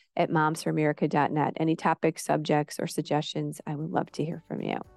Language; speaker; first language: English; native; English